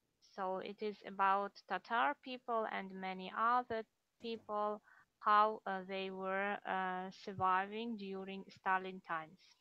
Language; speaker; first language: English; non-native, fluent; Russian